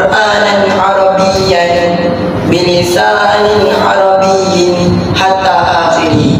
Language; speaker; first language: Arabic; non-native, learner; Malay